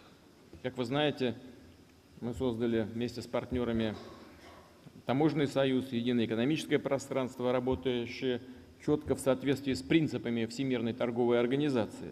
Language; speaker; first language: Russian; native; Russian